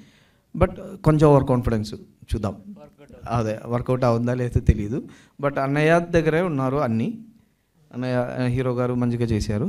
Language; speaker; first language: Telugu; non-native, learner; Malayalam